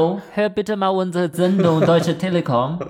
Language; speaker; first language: German; non-native, fluent; Chinese